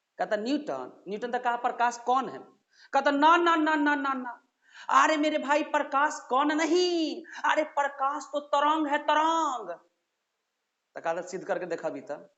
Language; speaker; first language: Hindi; native; Hindi